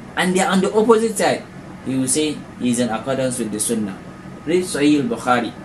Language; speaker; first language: English; non-native, local second language; Hausa